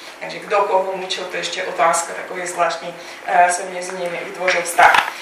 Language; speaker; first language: Czech; non-native, fluent; Russian